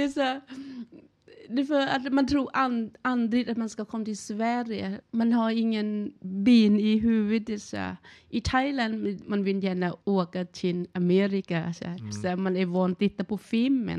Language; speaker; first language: Swedish; non-native, learner; Thai